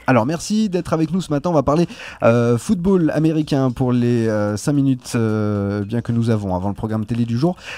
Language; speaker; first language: French; native; French